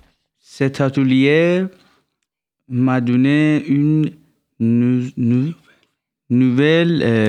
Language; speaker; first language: French; non-native, learner; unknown